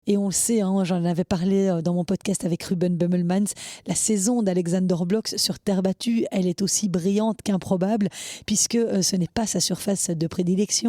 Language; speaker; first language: French; native; French